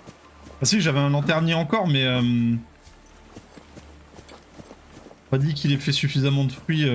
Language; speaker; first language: French; native; French